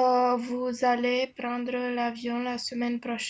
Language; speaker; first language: French; non-native, learner; Romanian